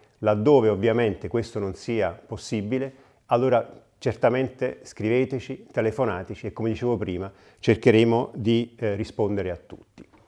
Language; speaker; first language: Italian; native; Italian